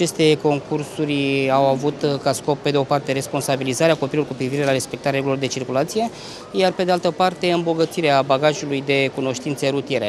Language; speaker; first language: Romanian; native; Romanian